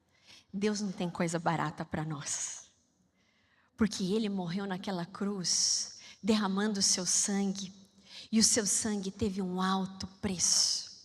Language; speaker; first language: Portuguese; native; Portuguese